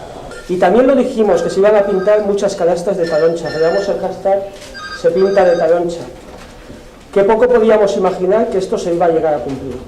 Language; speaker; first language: Spanish; native; Spanish